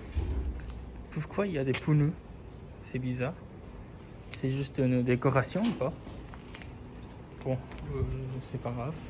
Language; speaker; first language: French; non-native, fluent; Japanese